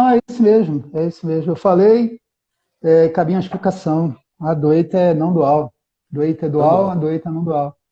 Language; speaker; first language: Portuguese; native; Portuguese